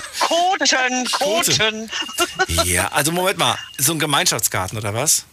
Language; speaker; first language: German; native; German